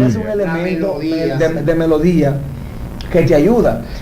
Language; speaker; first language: Spanish; native; Spanish